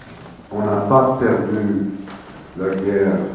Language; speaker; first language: French; non-native, fluent; English